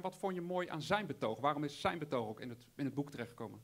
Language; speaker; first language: Dutch; native; Dutch